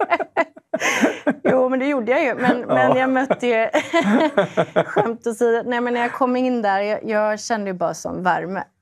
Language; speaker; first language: Swedish; native; Swedish